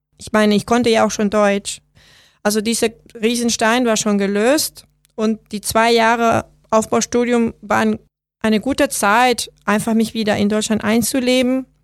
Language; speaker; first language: German; non-native, fluent; Spanish